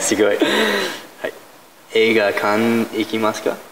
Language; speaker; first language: Japanese; non-native, learner; English